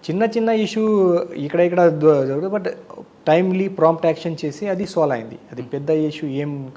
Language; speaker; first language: Telugu; non-native, learner; Marathi